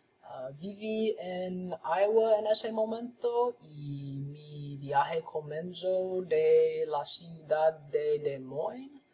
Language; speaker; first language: Spanish; non-native, learner; English